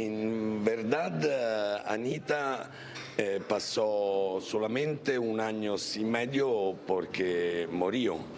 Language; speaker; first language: Spanish; non-native, learner; Italian